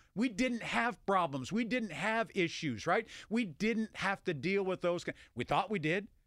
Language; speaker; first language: English; native; English